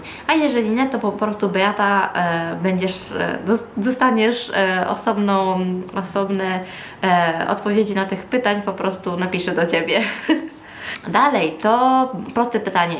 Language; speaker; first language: Polish; early bilingual, heritage; Polish